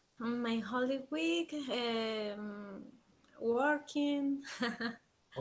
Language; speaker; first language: English; non-native, learner; Spanish